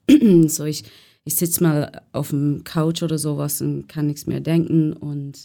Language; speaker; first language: German; non-native, fluent; English